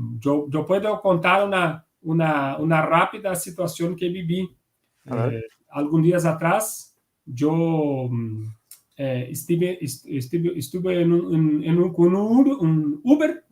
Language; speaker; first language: Spanish; non-native, fluent; Portuguese